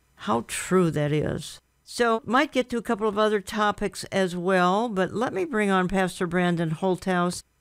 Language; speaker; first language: English; native; English